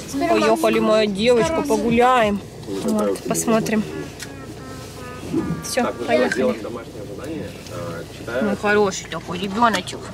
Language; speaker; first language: Russian; native; Russian